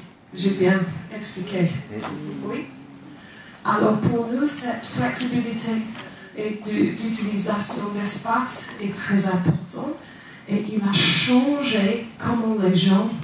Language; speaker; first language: French; non-native, fluent; English